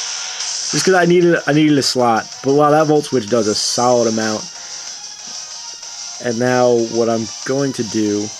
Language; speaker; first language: English; native; English